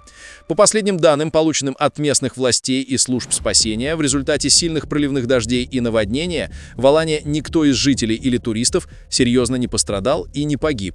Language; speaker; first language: Russian; native; Russian